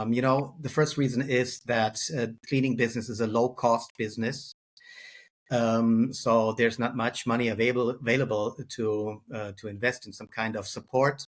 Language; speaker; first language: English; non-native, fluent; German